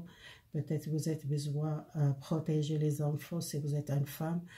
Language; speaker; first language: French; non-native, learner; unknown